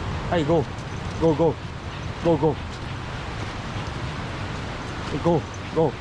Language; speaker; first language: Japanese; native; Japanese